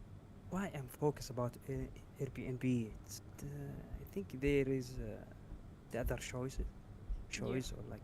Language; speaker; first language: English; non-native, learner; Arabic